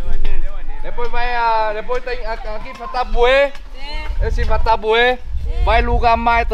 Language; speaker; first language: Portuguese; non-native, learner; Vietnamese